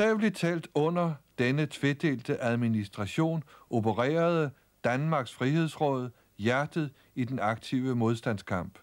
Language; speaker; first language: Danish; native; Danish